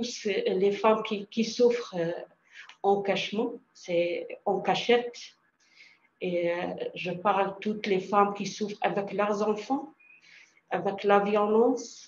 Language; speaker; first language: French; non-native, learner; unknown